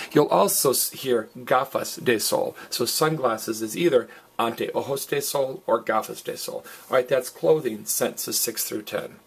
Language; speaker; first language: English; native; English